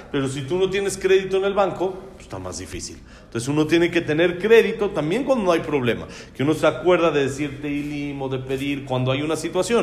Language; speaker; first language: Spanish; native; Spanish